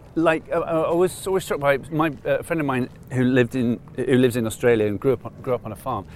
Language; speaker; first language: English; native; English